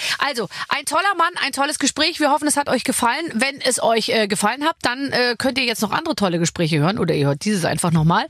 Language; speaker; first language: German; native; German